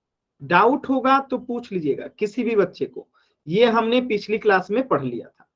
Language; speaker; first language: Hindi; native; Hindi